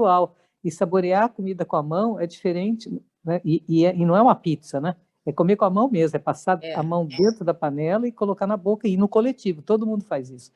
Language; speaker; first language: Portuguese; native; Portuguese